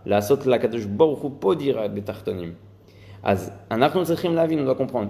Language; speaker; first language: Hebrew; non-native, fluent; French